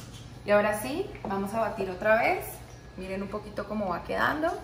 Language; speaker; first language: Spanish; native; Spanish